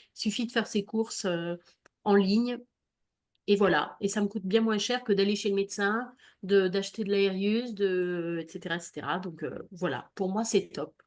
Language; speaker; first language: French; native; French